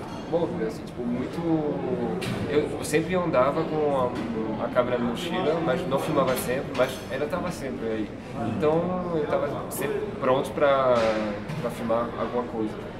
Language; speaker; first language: Portuguese; non-native, fluent; French